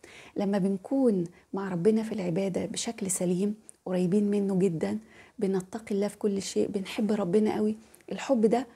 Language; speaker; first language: Arabic; native; Arabic